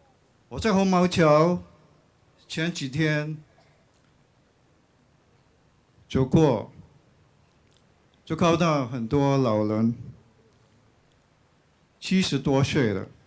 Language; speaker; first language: Chinese; non-native, local second language; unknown